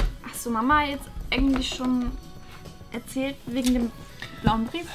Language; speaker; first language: German; native; German